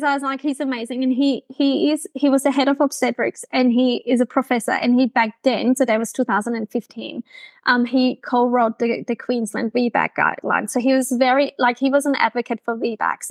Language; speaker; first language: English; non-native, fluent; German